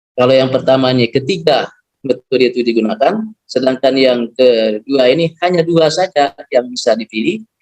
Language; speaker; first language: Indonesian; non-native, local second language; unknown